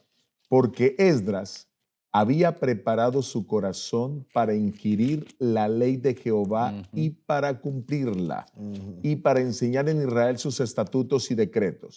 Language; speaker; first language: Spanish; native; Spanish